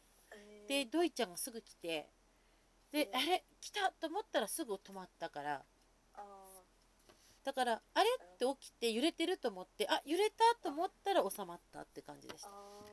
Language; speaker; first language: Japanese; native; Japanese